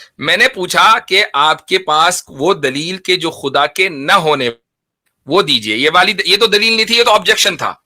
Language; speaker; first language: Hindi; native; Hindi